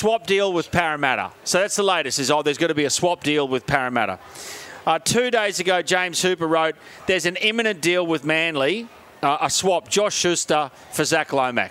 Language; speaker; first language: English; native; English